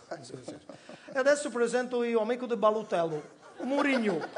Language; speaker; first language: Italian; native; Italian